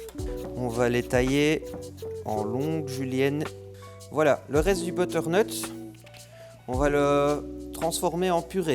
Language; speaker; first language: French; native; French